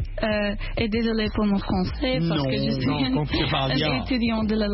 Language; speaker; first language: French; non-native, learner; English